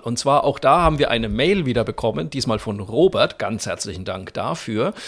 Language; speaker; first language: German; native; German